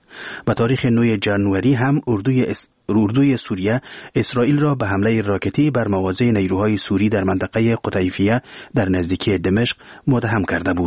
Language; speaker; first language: Persian; native; Persian